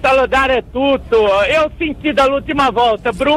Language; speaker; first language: Italian; non-native, fluent; Portuguese